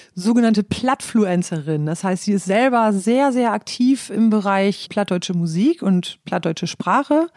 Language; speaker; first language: German; native; German